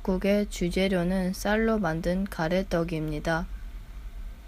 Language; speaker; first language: Korean; non-native, learner; English